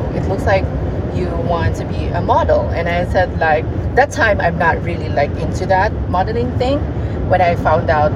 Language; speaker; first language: English; non-native, local second language; Cebuano